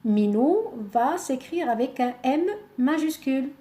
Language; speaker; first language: French; non-native, local second language; Arabic